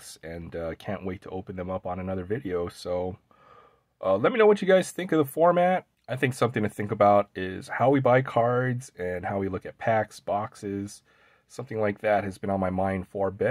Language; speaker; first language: English; native; English